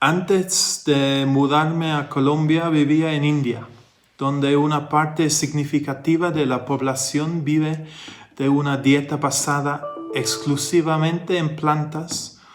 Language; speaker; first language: Spanish; non-native, fluent; English